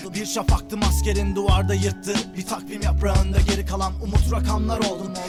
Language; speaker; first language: English; non-native, fluent; Turkish